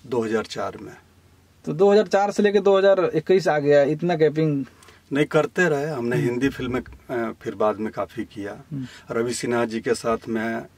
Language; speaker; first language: Hindi; native; Hindi